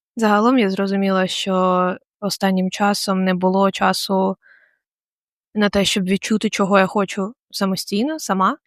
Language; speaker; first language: Ukrainian; non-native, local second language; Russian